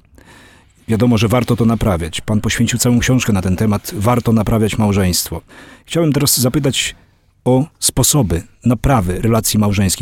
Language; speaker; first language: Polish; native; Polish